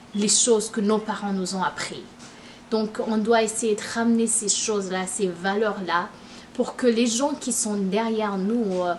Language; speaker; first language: French; non-native, local second language; Rundi